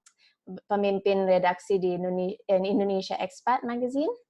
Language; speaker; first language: Indonesian; non-native, fluent; English